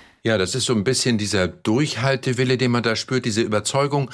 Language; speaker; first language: German; native; German